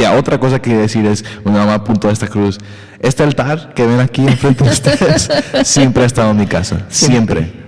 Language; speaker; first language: Spanish; early bilingual, heritage; Spanish